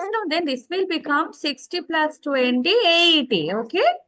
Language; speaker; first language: English; non-native, local second language; Sinhala